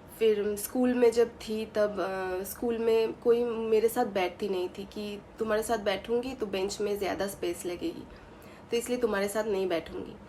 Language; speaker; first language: Hindi; non-native, local second language; Bangla